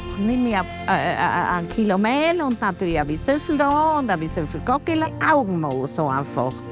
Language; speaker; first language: German; native; German